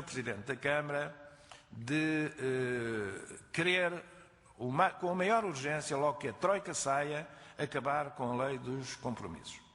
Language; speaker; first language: Portuguese; native; Portuguese